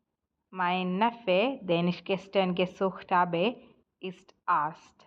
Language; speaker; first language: German; non-native, learner; Malayalam